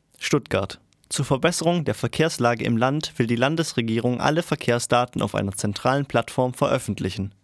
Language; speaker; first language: German; native; German